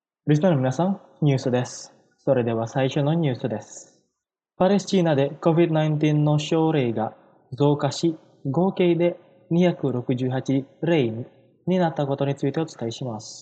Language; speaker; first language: Japanese; non-native, fluent; Indonesian